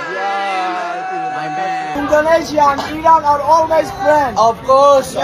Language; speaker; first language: English; non-native, learner; Persian